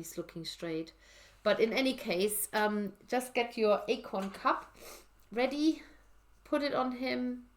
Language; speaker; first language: English; native; English